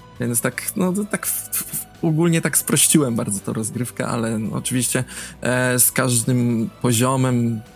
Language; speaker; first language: Polish; native; Polish